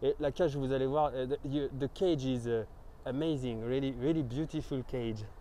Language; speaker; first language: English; non-native, learner; French